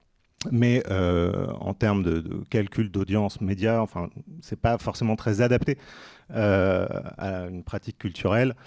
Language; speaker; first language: French; native; French